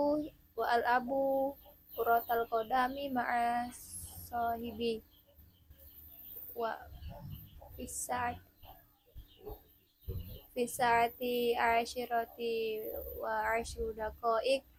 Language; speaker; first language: Arabic; non-native, learner; Indonesian